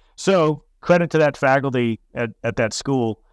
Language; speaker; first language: English; native; English